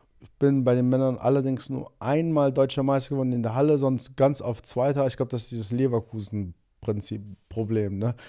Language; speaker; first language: German; early bilingual, other home language; Portuguese